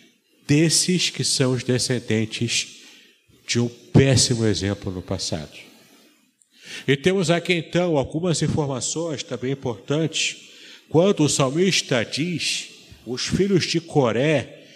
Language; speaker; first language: Portuguese; native; Portuguese